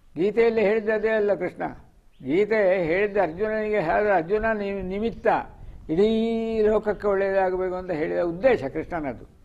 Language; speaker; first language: Kannada; native; Kannada